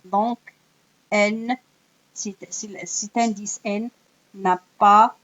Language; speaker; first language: French; non-native, local second language; Arabic